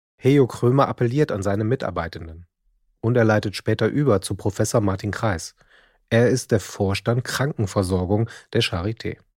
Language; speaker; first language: German; native; German